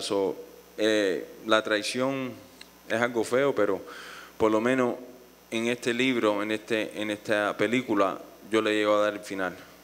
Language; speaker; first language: Spanish; early bilingual, heritage; Spanish